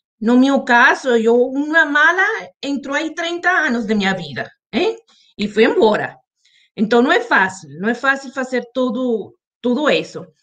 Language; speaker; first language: Portuguese; non-native, fluent; Spanish